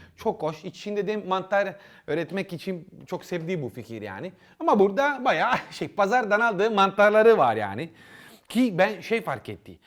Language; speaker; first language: Turkish; non-native, learner; Italian